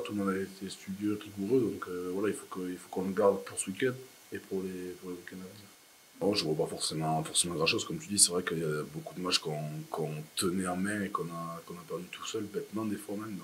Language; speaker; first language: French; native; French